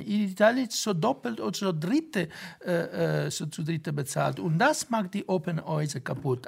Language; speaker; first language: German; non-native, fluent; Italian